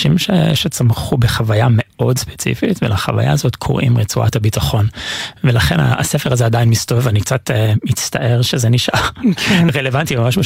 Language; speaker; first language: Hebrew; non-native, fluent; English